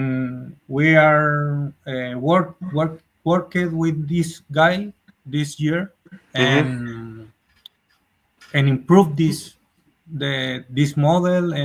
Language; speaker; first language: English; non-native, learner; Spanish